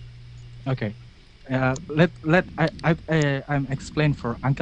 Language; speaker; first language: English; non-native, learner; Indonesian